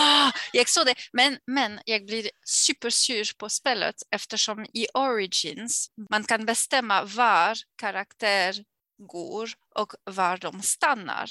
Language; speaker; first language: Swedish; non-native, fluent; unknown